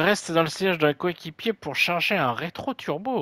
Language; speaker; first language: French; native; French